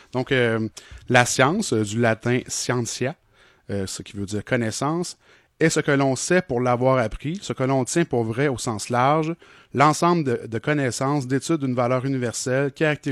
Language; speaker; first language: French; native; French